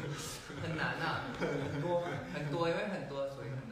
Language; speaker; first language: Chinese; non-native, fluent; Thai